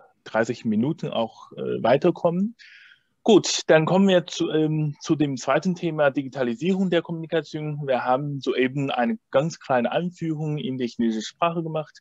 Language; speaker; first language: German; non-native, fluent; Chinese